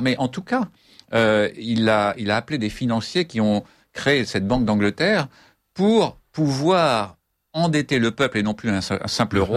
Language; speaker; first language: French; native; French